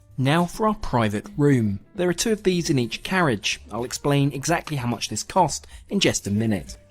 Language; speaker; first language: English; native; English